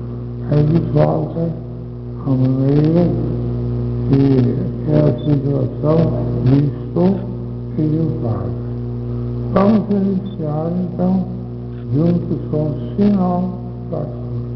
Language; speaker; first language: Portuguese; non-native, fluent; Dutch